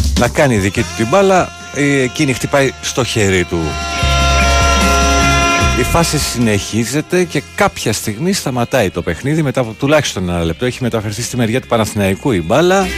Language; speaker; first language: Greek; native; Greek